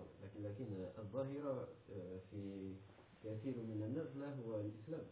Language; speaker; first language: Arabic; non-native, learner; French